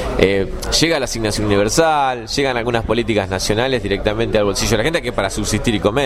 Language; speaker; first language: Spanish; native; Spanish